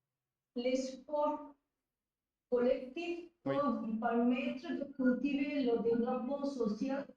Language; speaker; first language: French; non-native, learner; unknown